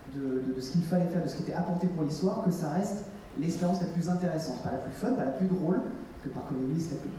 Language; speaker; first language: French; native; French